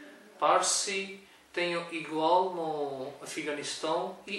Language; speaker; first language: Portuguese; non-native, learner; Urdu